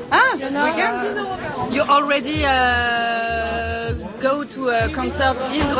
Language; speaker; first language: English; non-native, learner; French